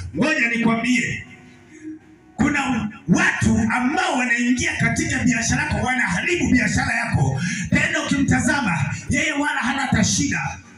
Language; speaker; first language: Swahili; native; Swahili